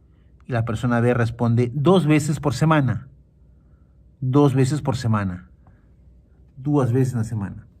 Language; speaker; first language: Spanish; non-native, fluent; Portuguese